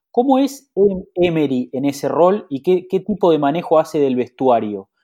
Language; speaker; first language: Spanish; native; Spanish